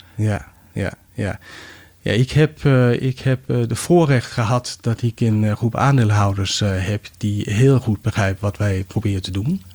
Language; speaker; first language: Dutch; non-native, fluent; Danish